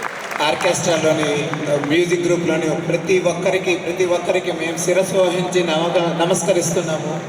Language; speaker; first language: Telugu; native; Telugu